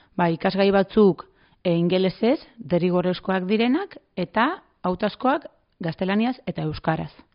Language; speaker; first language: Basque; non-native, fluent; Greek